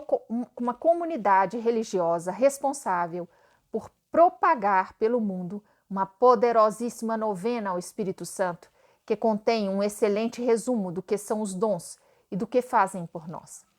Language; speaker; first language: Portuguese; native; Portuguese